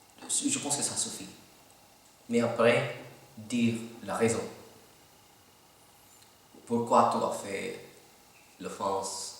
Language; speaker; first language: French; non-native, learner; Filipino